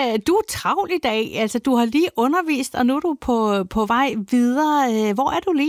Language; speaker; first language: Danish; native; Danish